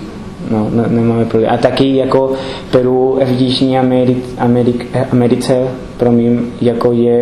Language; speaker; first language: Czech; non-native, learner; Spanish